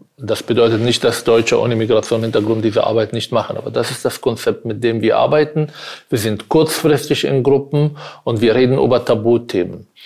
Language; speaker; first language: German; non-native, fluent; Arabic